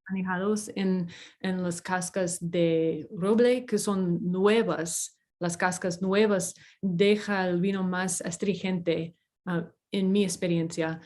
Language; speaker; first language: Spanish; non-native, fluent; English